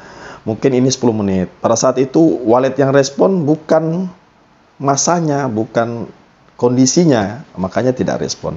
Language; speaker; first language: Indonesian; native; Indonesian